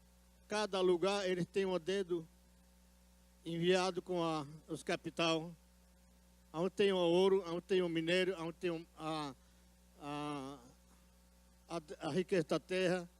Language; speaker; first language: Portuguese; non-native, local second language; Yanomámi